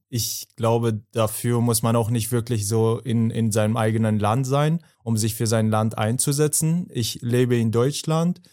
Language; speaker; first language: German; non-native, fluent; Persian